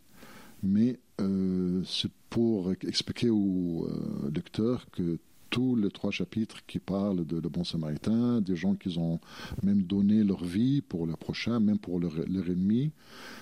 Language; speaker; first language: French; non-native, fluent; Arabic